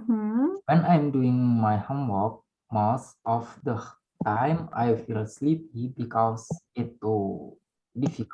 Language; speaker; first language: English; non-native, learner; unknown